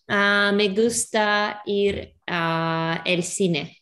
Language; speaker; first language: Spanish; non-native, learner; English